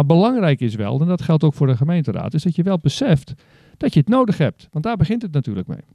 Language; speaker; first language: Dutch; native; Dutch